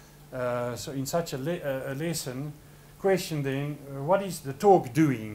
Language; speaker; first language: English; non-native, local second language; Afrikaans